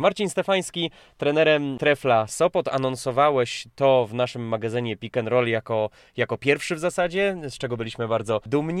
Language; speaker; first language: Polish; native; Polish